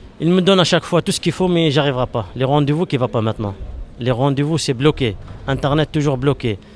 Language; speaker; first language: French; non-native, local second language; Arabic